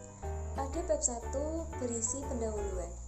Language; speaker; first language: Indonesian; native; Indonesian